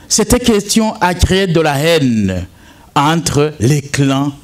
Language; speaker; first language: French; non-native, local second language; Rundi